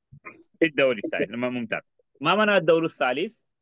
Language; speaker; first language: Arabic; non-native, fluent; Urdu